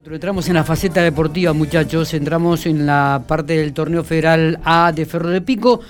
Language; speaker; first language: Spanish; native; Spanish